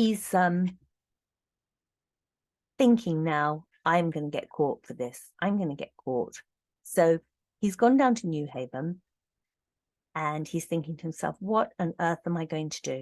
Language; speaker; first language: English; native; English